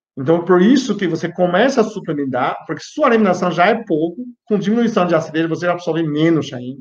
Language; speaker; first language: Portuguese; non-native, fluent; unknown